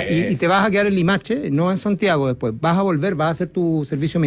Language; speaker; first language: Spanish; native; Spanish